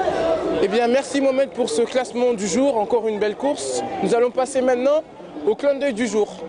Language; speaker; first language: French; native; French